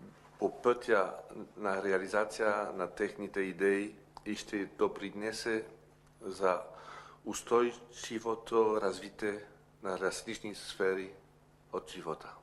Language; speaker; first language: Bulgarian; non-native, learner; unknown